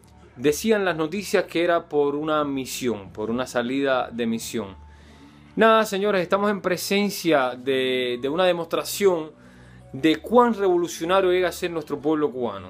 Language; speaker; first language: Spanish; native; Spanish